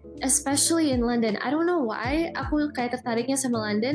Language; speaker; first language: English; early bilingual, other home language; Indonesian